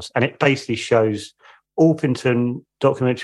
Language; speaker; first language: English; native; English